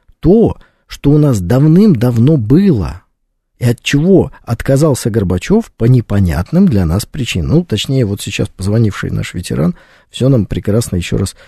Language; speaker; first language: Russian; native; Russian